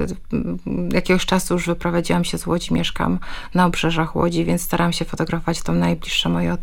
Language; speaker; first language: Polish; native; Polish